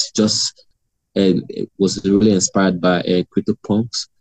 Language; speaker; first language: English; non-native, local second language; Igbo